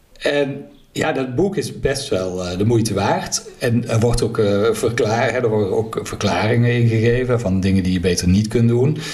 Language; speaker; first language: Dutch; native; Dutch